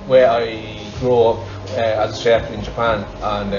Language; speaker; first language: English; non-native, learner; Japanese